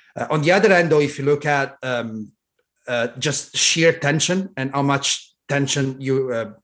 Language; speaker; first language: English; non-native, fluent; Italian